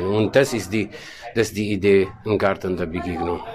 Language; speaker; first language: German; non-native, learner; Kurdish